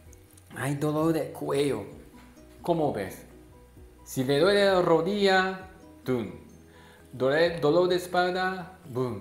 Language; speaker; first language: Spanish; non-native, learner; Japanese